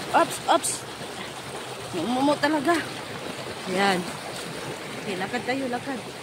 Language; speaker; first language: Filipino; non-native, local second language; Cebuano